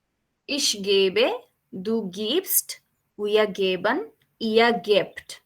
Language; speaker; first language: German; non-native, fluent; Urdu